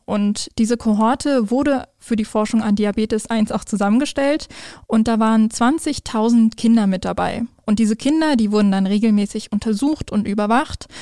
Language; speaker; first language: German; native; German